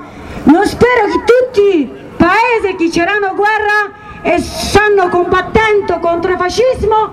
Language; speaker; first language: Italian; non-native, learner; Kurdish